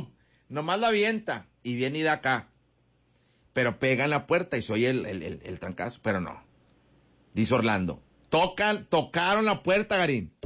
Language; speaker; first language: Spanish; native; Spanish